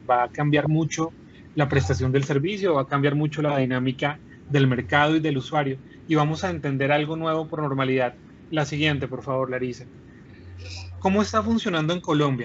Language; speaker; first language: Spanish; native; Spanish